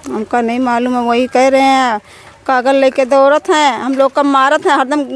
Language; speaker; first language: Hindi; native; Hindi